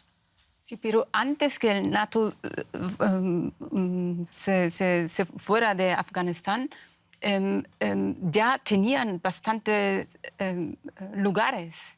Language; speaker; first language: Spanish; non-native, fluent; Persian